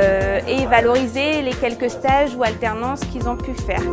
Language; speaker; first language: French; native; French